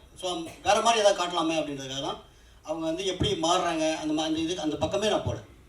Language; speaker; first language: Tamil; native; Tamil